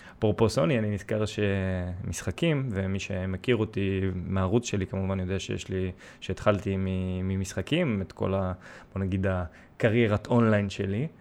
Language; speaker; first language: Hebrew; early bilingual, other home language; Russian